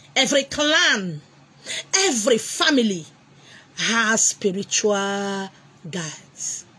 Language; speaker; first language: English; non-native, local second language; Igbo